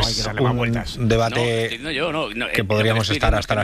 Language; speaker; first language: Spanish; native; Spanish